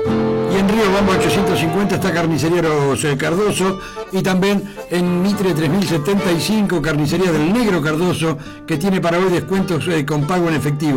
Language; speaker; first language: Spanish; native; Spanish